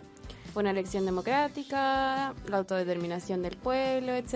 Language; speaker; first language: Spanish; native; Spanish